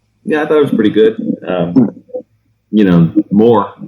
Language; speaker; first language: English; native; English